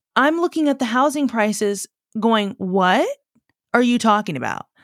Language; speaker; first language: English; native; English